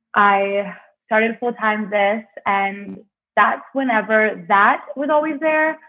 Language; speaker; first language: English; native; English